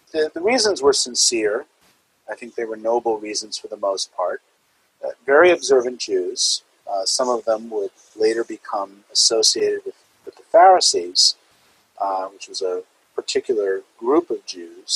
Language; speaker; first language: English; native; English